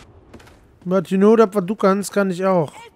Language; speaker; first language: German; native; German